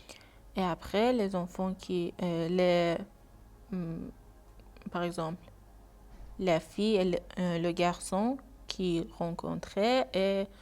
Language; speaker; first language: French; non-native, learner; Persian